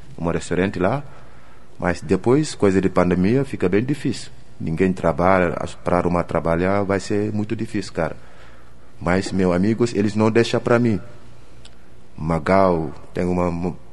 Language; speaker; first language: Portuguese; non-native, learner; Wolof